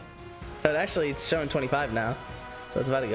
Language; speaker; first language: English; native; English